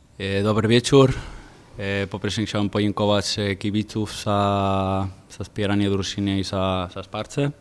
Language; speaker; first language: Polish; non-native, fluent; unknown